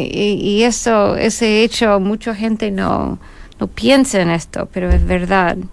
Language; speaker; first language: Spanish; non-native, fluent; English